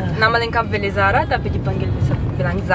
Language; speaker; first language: Indonesian; non-native, fluent; Bulgarian